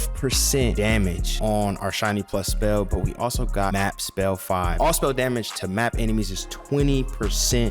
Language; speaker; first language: English; native; English